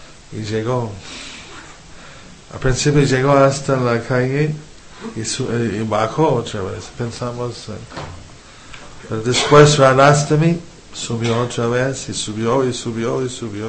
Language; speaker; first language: Spanish; non-native, fluent; English